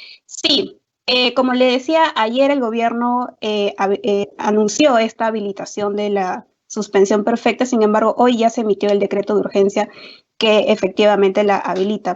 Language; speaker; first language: Spanish; native; Spanish